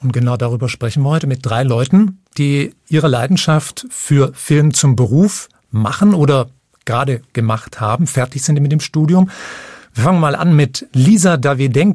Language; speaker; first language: German; native; German